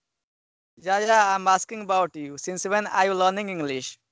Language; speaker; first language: English; non-native, learner; Hindi